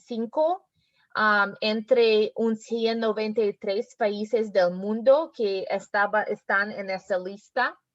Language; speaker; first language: Spanish; non-native, learner; English